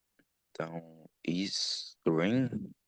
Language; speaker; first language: English; non-native, learner; Portuguese